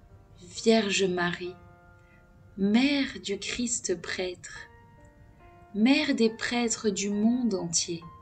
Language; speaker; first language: French; native; French